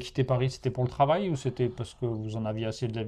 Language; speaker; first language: French; native; French